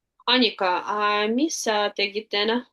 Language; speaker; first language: Estonian; non-native, learner; Russian